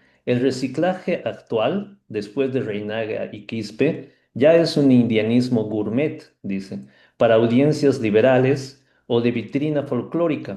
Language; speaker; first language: Spanish; native; Spanish